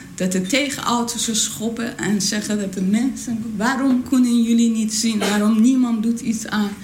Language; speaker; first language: Dutch; non-native, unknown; Persian